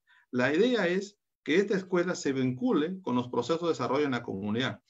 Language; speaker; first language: Spanish; native; Spanish